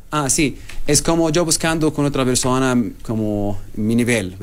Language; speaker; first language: Spanish; non-native, learner; Arabic